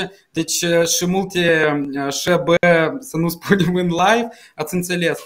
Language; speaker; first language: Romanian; non-native, local second language; Russian